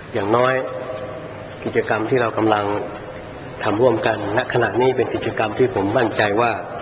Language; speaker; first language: Thai; non-native, local second language; Pattani Malay